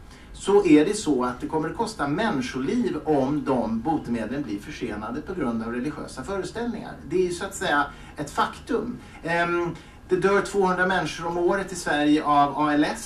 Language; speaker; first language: Swedish; native; Swedish